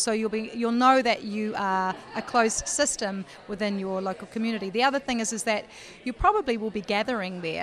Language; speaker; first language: English; native; English